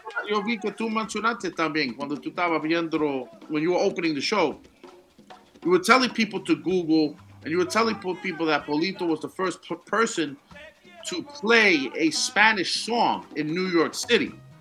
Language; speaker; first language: English; early bilingual, other home language; Spanish